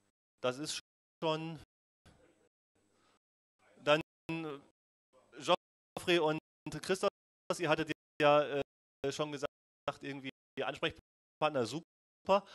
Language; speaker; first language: German; native; German